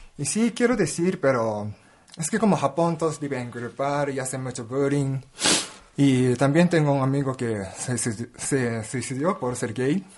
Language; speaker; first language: Spanish; non-native, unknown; Japanese